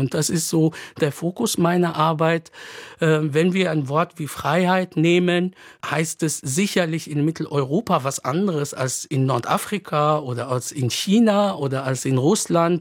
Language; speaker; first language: German; non-native, fluent; Arabic